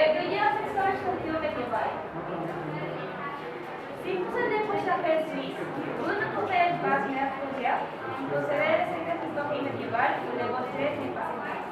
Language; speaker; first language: French; non-native, learner; Spanish